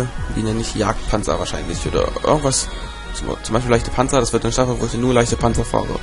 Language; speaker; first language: German; native; German